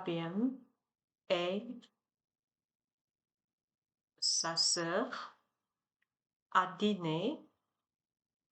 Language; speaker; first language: French; non-native, learner; Chinese